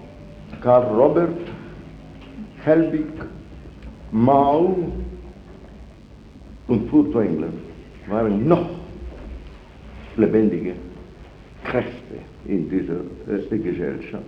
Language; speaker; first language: German; non-native, fluent; Italian